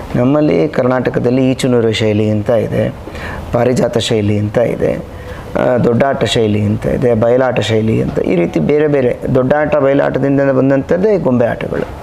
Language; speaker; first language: Kannada; native; Kannada